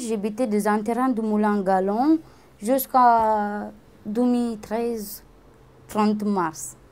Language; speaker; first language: French; non-native, learner; Romanian